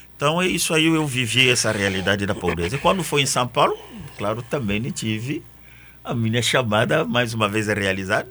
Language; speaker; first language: Portuguese; non-native, fluent; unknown